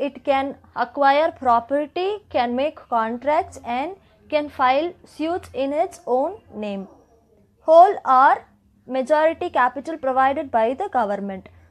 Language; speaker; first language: English; non-native, local second language; Tamil